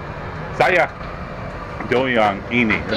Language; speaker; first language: Indonesian; non-native, learner; English